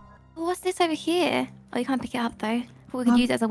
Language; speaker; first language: English; native; English